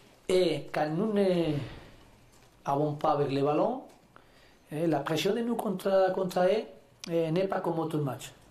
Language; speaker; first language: French; non-native, learner; Spanish